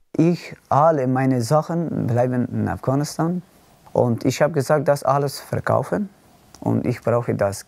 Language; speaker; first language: German; non-native, learner; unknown